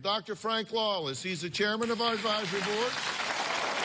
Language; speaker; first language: English; native; English